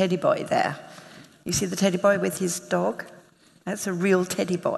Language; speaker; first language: English; native; English